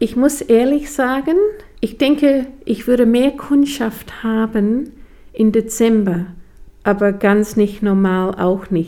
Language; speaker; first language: German; non-native, fluent; English